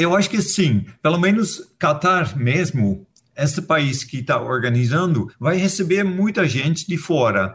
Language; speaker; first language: Portuguese; non-native, fluent; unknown